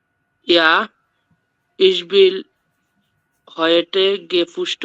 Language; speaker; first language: German; non-native, learner; Bangla